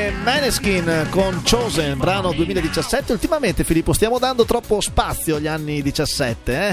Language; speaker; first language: Italian; native; Italian